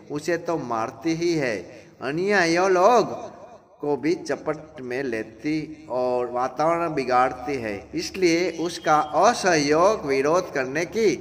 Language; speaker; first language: Hindi; non-native, local second language; Gujarati